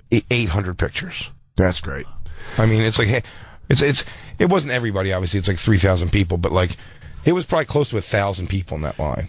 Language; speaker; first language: English; native; English